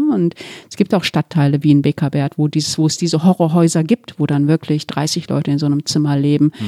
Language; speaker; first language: German; early bilingual, other home language; Turkish